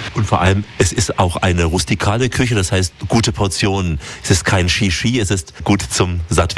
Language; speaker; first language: German; native; German